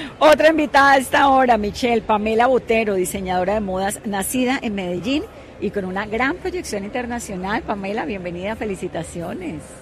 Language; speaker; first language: Spanish; native; Spanish